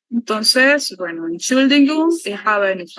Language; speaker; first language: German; non-native, learner; Spanish